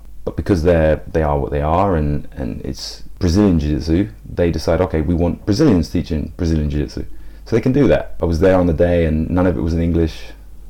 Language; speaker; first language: English; native; English